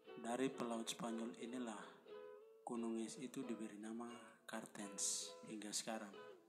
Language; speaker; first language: Indonesian; native; Indonesian